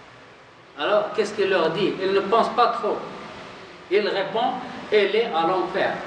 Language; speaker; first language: French; non-native, local second language; Arabic